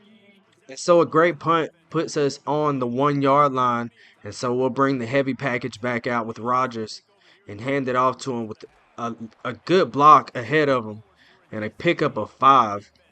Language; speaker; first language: English; native; English